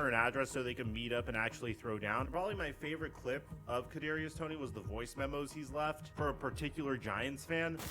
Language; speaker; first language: English; native; English